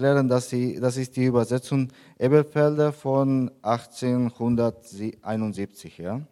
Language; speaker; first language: German; non-native, fluent; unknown